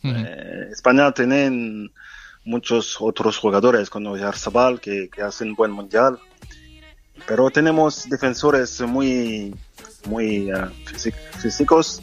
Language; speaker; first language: Spanish; non-native, fluent; French